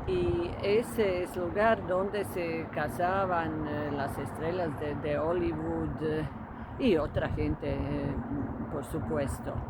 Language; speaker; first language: Spanish; non-native, fluent; Croatian